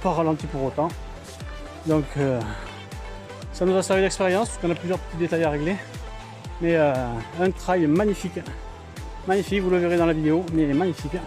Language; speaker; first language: French; native; French